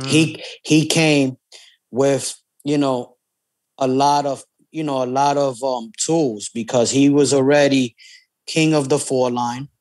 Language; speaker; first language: English; native; English